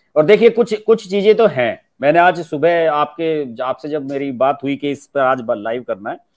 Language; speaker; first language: Hindi; native; Hindi